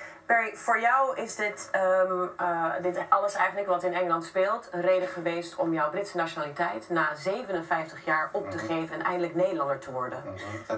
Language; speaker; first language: Dutch; native; Dutch